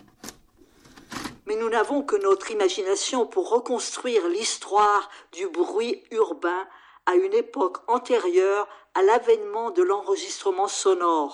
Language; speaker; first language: French; native; French